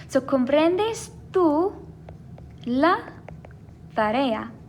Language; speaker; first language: Spanish; non-native, fluent; English